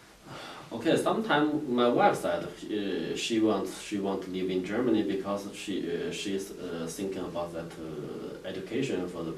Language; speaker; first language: English; non-native, learner; Chinese